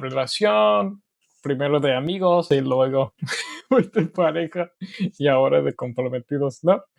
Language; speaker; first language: Spanish; non-native, learner; English